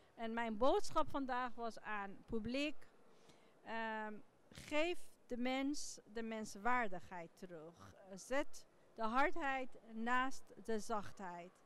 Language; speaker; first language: Dutch; non-native, fluent; Persian